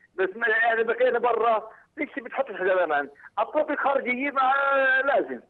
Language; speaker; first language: Arabic; native; Arabic